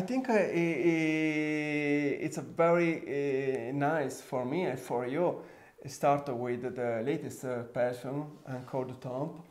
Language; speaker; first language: English; non-native, fluent; Italian